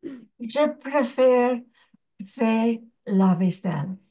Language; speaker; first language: French; non-native, learner; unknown